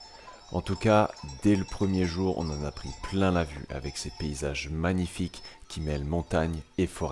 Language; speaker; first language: French; native; French